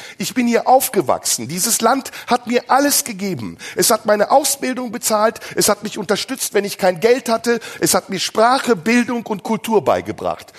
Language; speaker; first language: German; early bilingual, other home language; Turkish